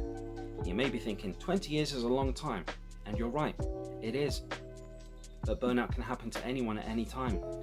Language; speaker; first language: English; native; English